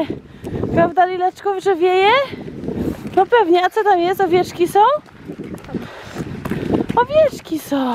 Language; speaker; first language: Polish; native; Polish